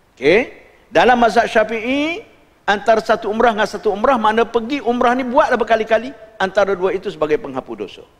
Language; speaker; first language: Malay; native; Malay